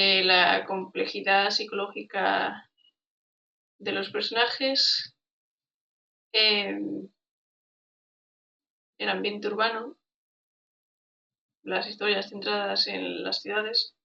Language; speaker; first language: Spanish; native; Spanish